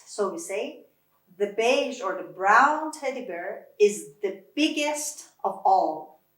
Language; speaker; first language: English; non-native, fluent; Persian